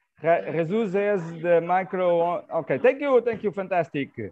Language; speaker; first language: English; non-native, fluent; Portuguese